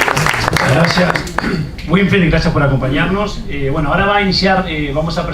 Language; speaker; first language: Spanish; native; Spanish